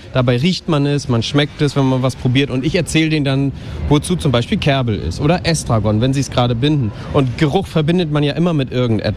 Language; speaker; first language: German; native; German